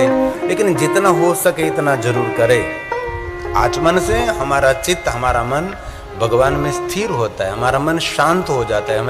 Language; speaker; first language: Hindi; non-native, local second language; Gujarati